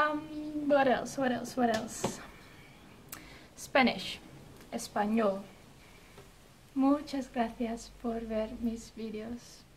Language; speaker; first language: Spanish; non-native, fluent; Dutch